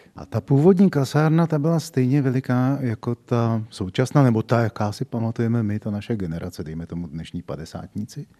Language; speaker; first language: Czech; native; Czech